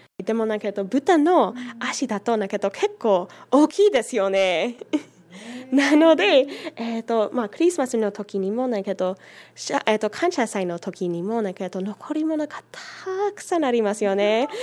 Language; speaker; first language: Japanese; non-native, fluent; English